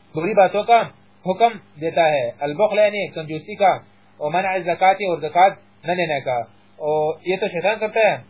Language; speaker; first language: Urdu; non-native, local second language; Pashto